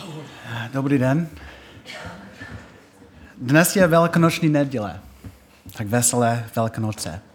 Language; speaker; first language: Czech; non-native, fluent; English